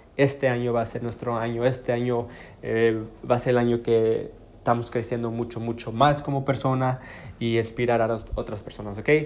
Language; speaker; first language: Spanish; early bilingual, heritage; Spanish